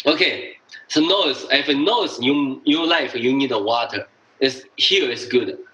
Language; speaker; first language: English; non-native, learner; Chinese